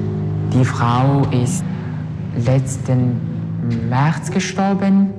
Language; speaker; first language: German; non-native, learner; Mongolian